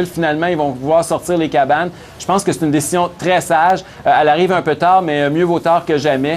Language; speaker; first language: French; native; French